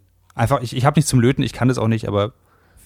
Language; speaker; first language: German; native; German